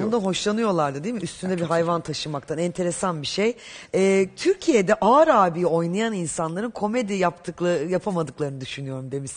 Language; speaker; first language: Turkish; native; Turkish